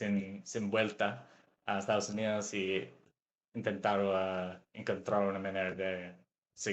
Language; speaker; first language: Spanish; non-native, fluent; English